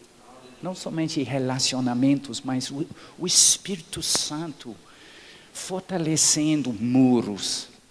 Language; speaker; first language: Portuguese; non-native, fluent; English